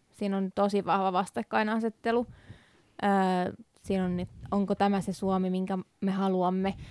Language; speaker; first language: Finnish; early bilingual, other home language; Persian